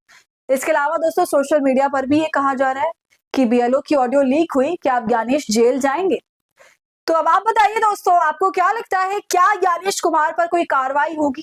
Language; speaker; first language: Hindi; native; Hindi